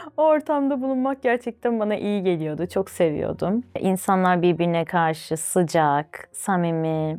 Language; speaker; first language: Turkish; early bilingual, other home language; Azerbaijani